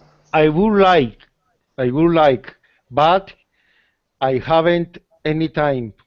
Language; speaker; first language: English; non-native, learner; Spanish